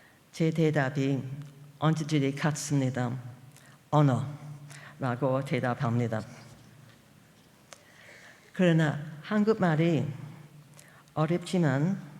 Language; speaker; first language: Korean; non-native, fluent; English